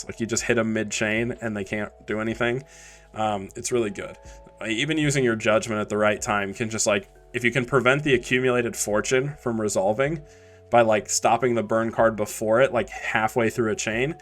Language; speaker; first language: English; native; English